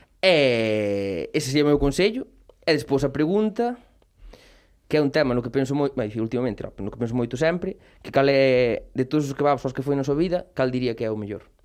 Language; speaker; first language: Galician; non-native, local second language; Spanish